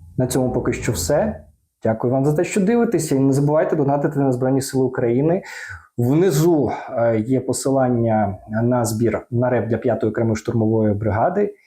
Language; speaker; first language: Ukrainian; non-native, local second language; Russian